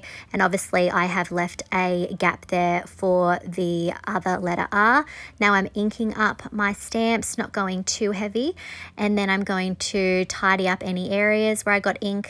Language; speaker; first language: English; native; English